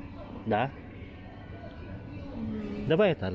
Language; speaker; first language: Russian; non-native, learner; Filipino